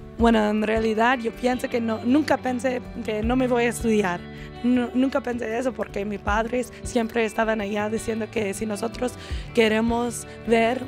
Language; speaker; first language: Spanish; early bilingual, other home language; English